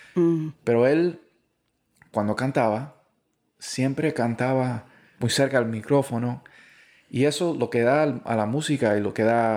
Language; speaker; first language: Spanish; early bilingual, heritage; Spanish